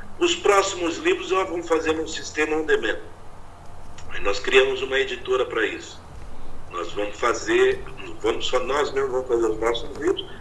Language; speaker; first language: Portuguese; native; Portuguese